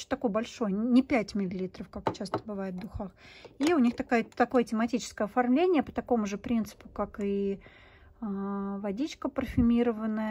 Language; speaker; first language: Russian; native; Russian